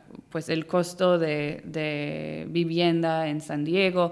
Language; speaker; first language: Spanish; non-native, fluent; English